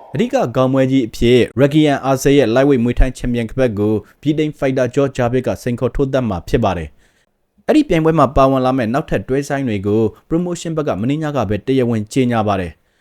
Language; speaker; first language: Burmese; native; Burmese